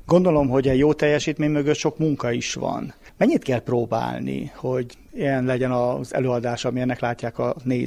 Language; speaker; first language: Hungarian; native; Hungarian